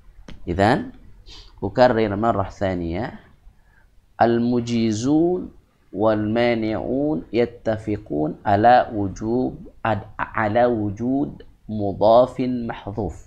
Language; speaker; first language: Arabic; non-native, fluent; Indonesian